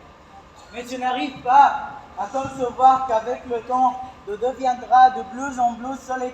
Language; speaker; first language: French; non-native, learner; Arabic